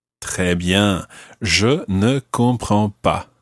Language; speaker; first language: French; non-native, fluent; English